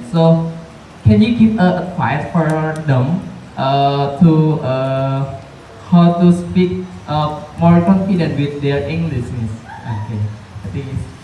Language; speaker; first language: English; non-native, learner; Indonesian